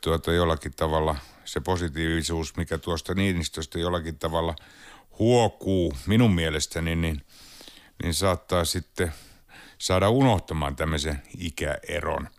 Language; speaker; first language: Finnish; native; Finnish